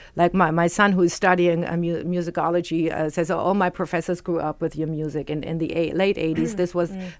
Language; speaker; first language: English; non-native, fluent; German